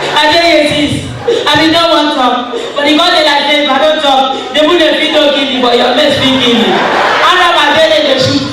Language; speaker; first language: Nigerian Pidgin; native; Nigerian Pidgin